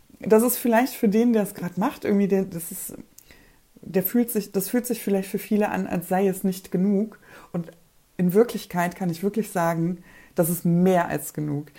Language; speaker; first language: German; early bilingual, other home language; Polish